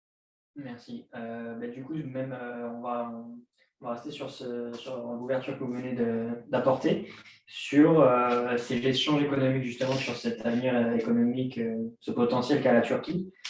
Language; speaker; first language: French; native; French